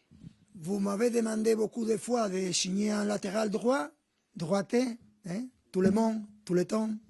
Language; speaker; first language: French; non-native, fluent; Spanish